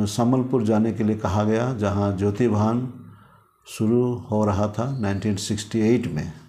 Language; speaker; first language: Hindi; non-native, local second language; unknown